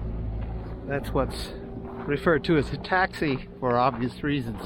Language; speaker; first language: English; native; English